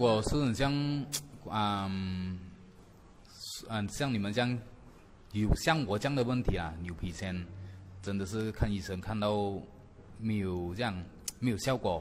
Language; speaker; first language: Chinese; early bilingual, heritage; Chinese